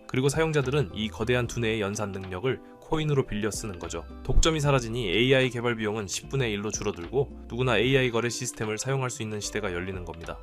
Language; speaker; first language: Korean; native; Korean